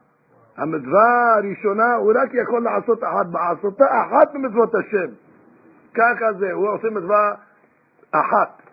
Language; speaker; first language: Hebrew; non-native, fluent; English